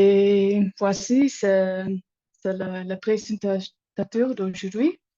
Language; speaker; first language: French; non-native, learner; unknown